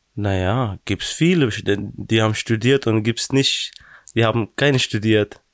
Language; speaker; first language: German; non-native, fluent; Persian